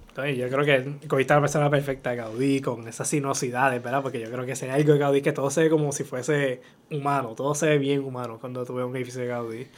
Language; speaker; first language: Spanish; native; Spanish